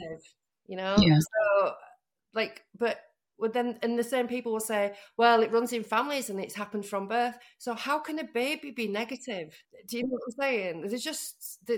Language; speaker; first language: English; native; English